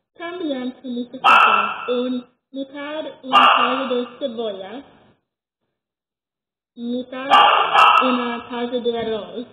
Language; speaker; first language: Spanish; non-native, learner; English